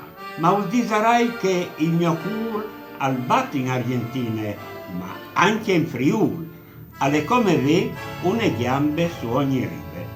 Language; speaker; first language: Italian; non-native, local second language; Friulian